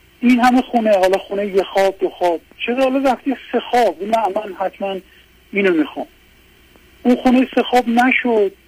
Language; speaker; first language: Persian; non-native, local second language; Azerbaijani